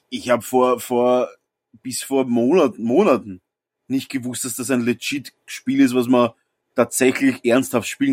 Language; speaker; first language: German; native; German